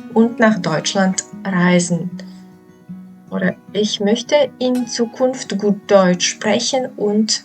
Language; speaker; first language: German; non-native, learner; Ukrainian